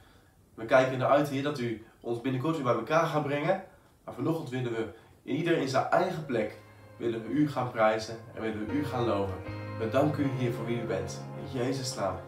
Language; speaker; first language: Dutch; native; Dutch